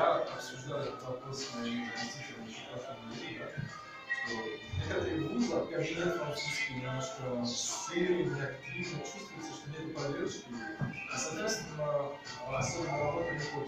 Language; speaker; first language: Russian; non-native, fluent; French